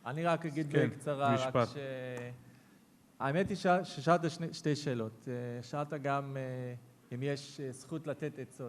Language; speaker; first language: Hebrew; non-native, fluent; English